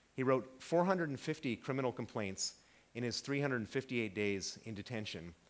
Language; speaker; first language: English; native; English